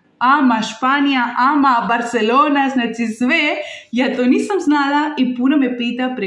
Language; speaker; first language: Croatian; non-native, learner; Spanish